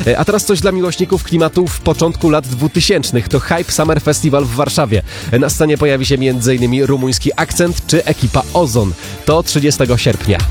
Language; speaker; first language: Polish; native; Polish